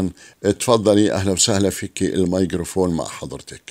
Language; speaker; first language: Arabic; native; Arabic